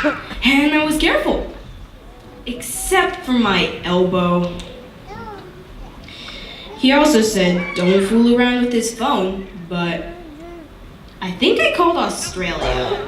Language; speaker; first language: English; native; English